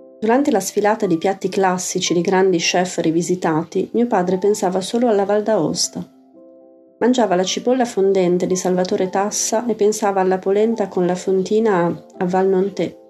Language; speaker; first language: Italian; native; Italian